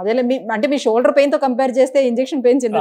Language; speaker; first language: Telugu; native; Telugu